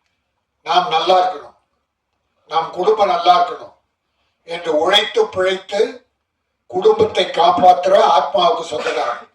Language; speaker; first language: Tamil; native; Tamil